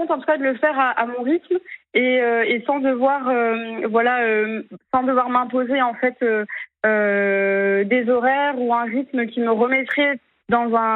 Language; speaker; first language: French; native; French